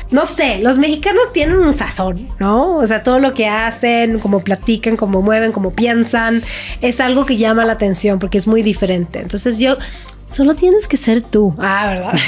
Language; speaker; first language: Spanish; non-native, fluent; Swedish